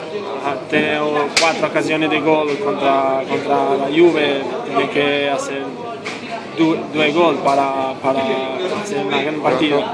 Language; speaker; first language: Italian; non-native, learner; Portuguese